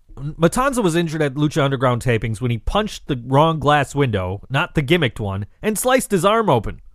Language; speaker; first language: English; native; English